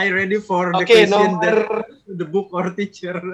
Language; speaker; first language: English; non-native, learner; Indonesian